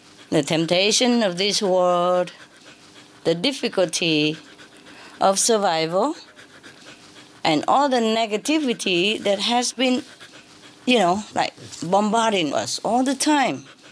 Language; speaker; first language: English; non-native, fluent; Vietnamese